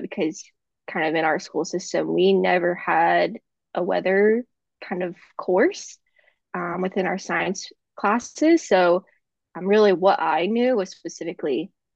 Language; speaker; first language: English; native; English